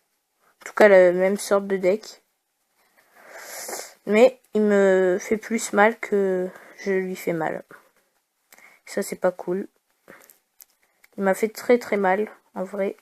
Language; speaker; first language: French; native; French